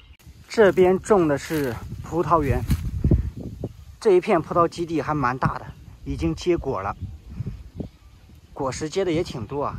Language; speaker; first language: Chinese; native; Chinese